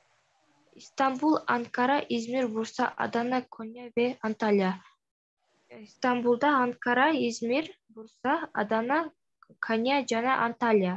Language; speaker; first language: Turkish; non-native, learner; Kyrgyz